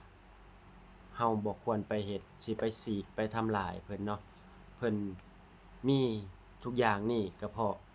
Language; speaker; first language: Thai; non-native, local second language; Lao